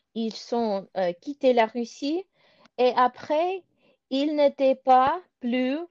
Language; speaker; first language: French; non-native, learner; English